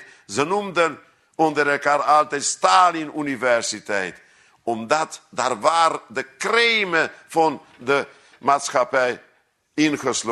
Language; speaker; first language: Dutch; non-native, fluent; Hungarian